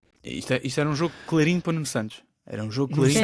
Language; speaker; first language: Portuguese; native; Portuguese